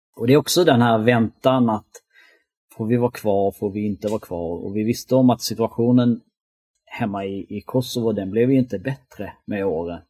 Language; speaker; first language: Swedish; early bilingual, other home language; Albanian